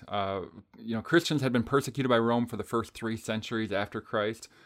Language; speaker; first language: English; native; English